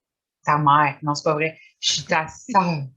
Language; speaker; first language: French; native; French